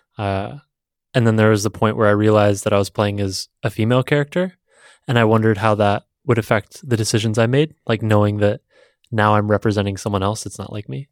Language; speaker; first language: English; native; English